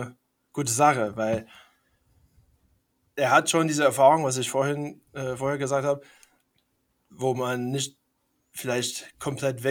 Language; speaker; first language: German; non-native, fluent; English